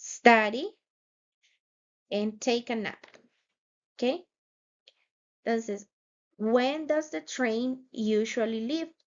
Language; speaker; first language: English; non-native, fluent; Spanish